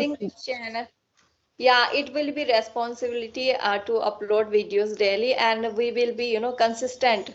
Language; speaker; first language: English; non-native, learner; Assamese